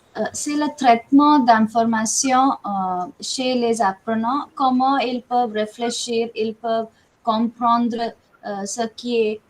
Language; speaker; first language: French; non-native, fluent; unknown